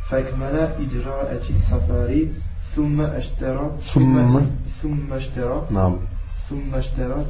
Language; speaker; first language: Arabic; non-native, learner; French